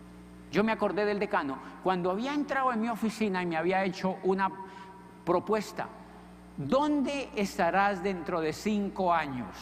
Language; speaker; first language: Spanish; native; Spanish